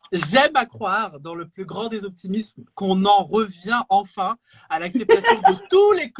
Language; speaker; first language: French; native; French